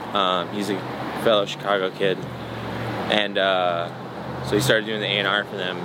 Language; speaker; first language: English; native; English